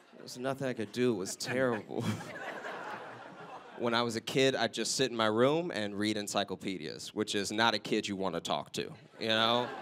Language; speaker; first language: English; native; English